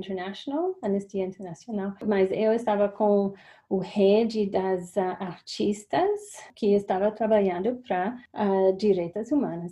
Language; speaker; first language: Portuguese; non-native, fluent; English